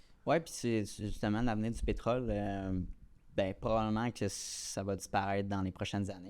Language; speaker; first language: French; native; French